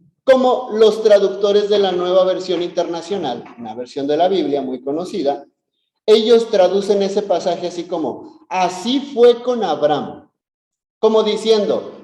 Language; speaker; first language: Spanish; native; Spanish